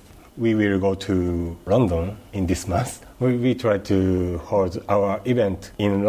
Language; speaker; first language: English; non-native, learner; Japanese